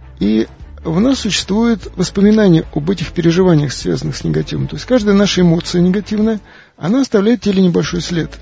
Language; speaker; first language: Russian; native; Russian